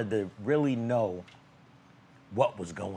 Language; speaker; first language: English; native; English